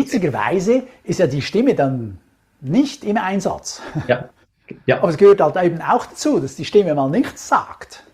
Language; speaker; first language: German; native; German